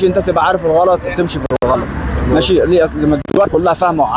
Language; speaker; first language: Arabic; native; Arabic